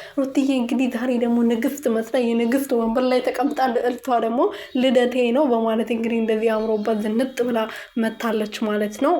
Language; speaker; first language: Amharic; non-native, local second language; Oromo